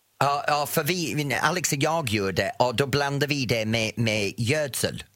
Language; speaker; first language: Swedish; non-native, fluent; English